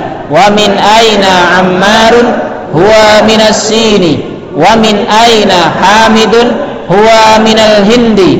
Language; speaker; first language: Arabic; non-native, fluent; Indonesian